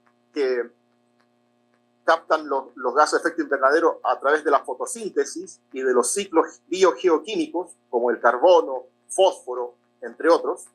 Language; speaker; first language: Spanish; native; Spanish